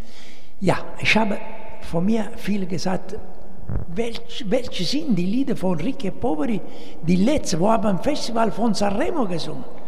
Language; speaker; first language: German; non-native, learner; Italian